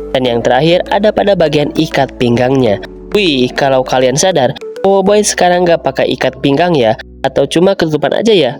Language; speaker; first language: Indonesian; native; Indonesian